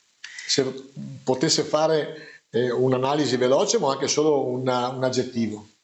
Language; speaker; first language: Italian; native; Italian